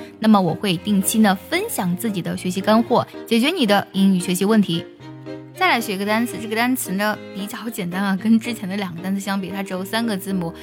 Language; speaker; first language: Chinese; native; Chinese